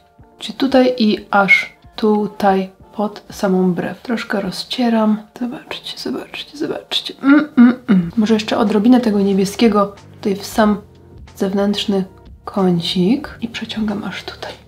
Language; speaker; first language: Polish; native; Polish